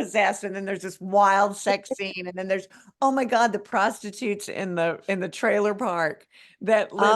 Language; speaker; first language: English; native; English